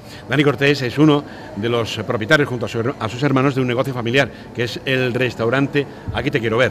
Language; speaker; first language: Spanish; native; Spanish